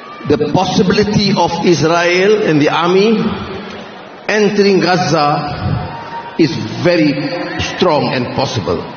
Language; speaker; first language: English; non-native, local second language; Malay